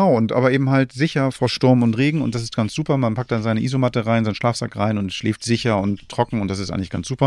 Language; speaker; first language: German; native; German